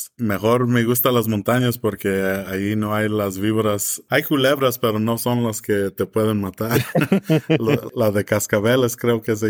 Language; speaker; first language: Spanish; early bilingual, heritage; English